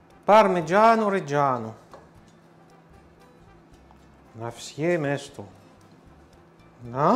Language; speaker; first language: Russian; non-native, learner; French